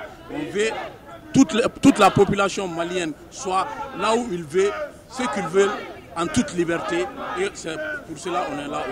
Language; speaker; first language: French; non-native, local second language; Bambara